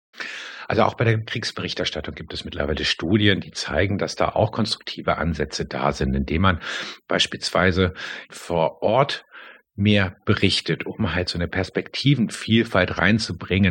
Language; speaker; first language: German; native; German